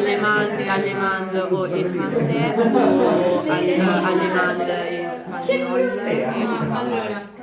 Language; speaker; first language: French; non-native, learner; Italian